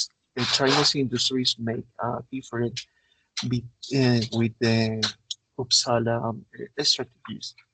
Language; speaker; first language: English; non-native, learner; Spanish